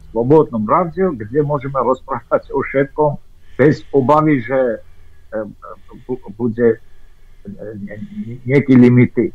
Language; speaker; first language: Slovak; non-native, fluent; Armenian